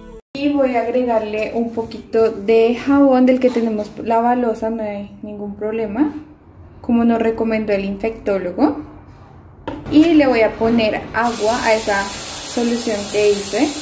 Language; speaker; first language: Spanish; native; Spanish